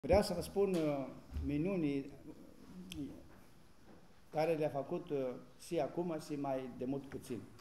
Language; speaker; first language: Romanian; non-native, learner; Greek